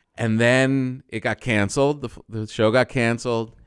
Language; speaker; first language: English; native; English